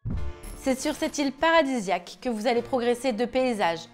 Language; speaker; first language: French; native; French